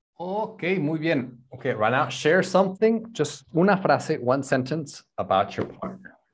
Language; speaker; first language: Spanish; native; Spanish